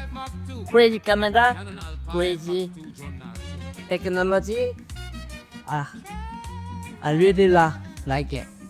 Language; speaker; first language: English; non-native, learner; Korean